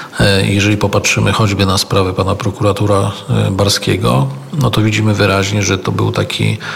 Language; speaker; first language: Polish; native; Polish